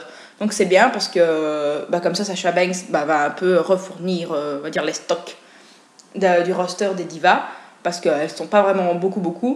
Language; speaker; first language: French; native; French